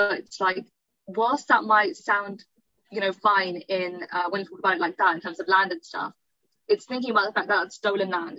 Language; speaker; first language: English; native; English